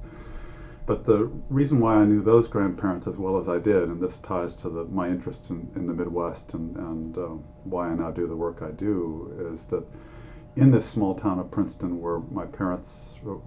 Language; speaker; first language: English; native; English